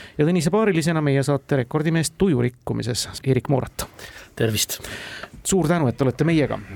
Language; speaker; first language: Estonian; native; Estonian